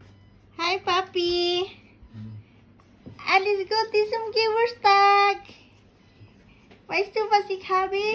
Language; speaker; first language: German; non-native, learner; Filipino